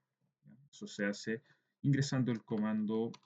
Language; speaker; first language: Spanish; native; Spanish